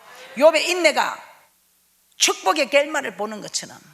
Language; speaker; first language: Korean; native; Korean